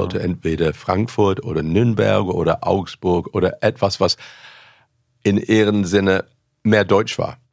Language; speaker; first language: German; non-native, fluent; English